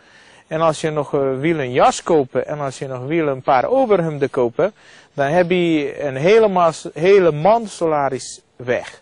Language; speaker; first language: Dutch; non-native, fluent; Hungarian